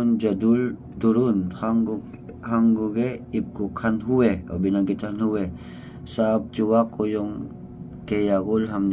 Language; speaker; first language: Korean; non-native, learner; Filipino